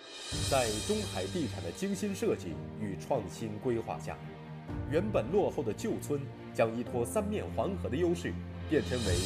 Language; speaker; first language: Chinese; native; Chinese